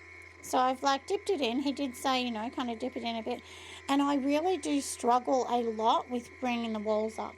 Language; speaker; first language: English; native; English